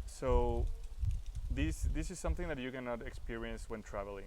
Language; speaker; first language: English; non-native, fluent; Spanish